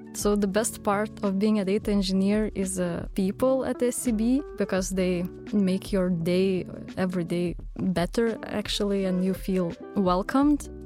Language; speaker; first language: English; non-native, fluent; Lithuanian